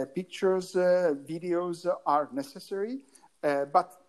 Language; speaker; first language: English; non-native, learner; Italian